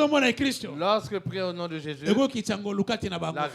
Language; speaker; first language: French; non-native, local second language; Lingala